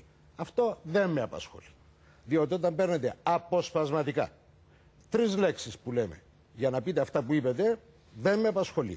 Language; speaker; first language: Greek; native; Greek